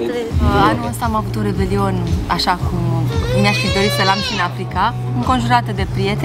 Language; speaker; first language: Romanian; native; Romanian